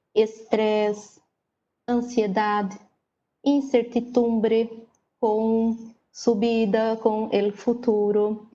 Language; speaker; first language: Spanish; non-native, learner; Portuguese